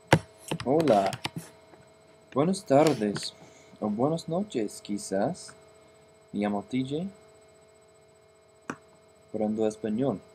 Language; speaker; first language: Spanish; non-native, learner; English